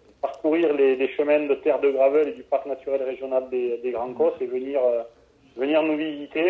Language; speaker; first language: French; native; French